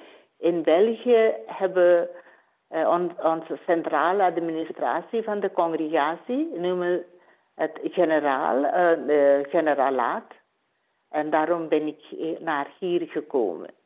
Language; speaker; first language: Dutch; non-native, learner; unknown